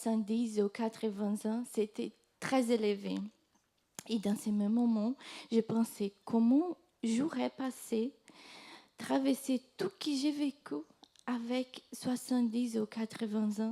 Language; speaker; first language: French; non-native, fluent; Portuguese